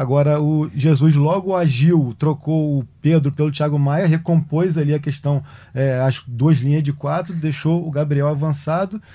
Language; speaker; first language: Portuguese; native; Portuguese